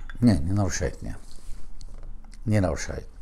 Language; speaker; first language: Russian; non-native, learner; Azerbaijani